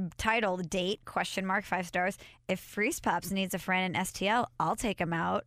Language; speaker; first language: English; native; English